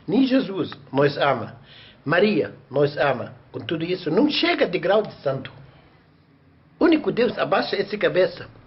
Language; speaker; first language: Portuguese; non-native, learner; Arabic